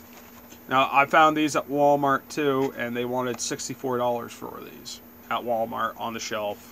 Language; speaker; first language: English; native; English